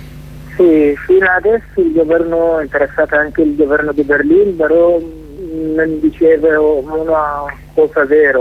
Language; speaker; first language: Italian; non-native, learner; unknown